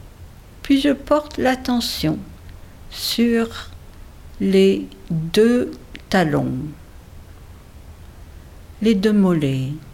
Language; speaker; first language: French; native; French